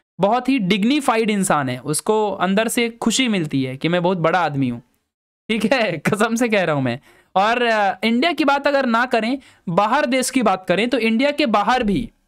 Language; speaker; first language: Hindi; native; Hindi